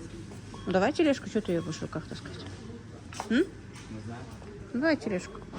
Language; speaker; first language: Russian; non-native, local second language; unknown